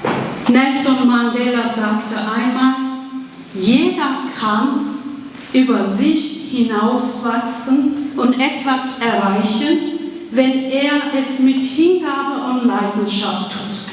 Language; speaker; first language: German; non-native, fluent; Kurdish